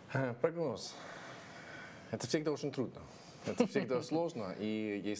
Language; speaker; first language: Russian; non-native, fluent; English